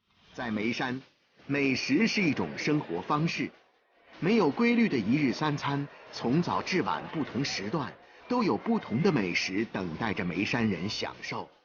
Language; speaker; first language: Chinese; native; Chinese